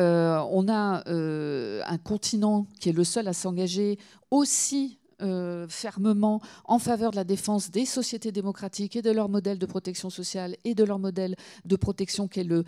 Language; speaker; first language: French; native; French